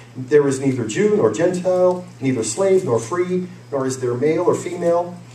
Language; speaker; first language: English; native; English